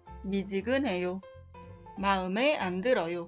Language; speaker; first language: Korean; non-native, fluent; Spanish